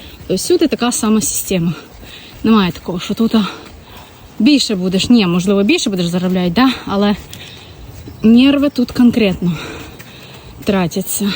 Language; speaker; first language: Ukrainian; non-native, local second language; Russian